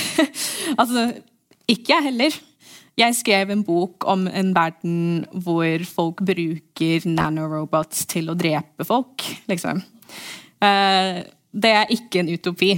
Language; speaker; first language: Norwegian; early bilingual, heritage; English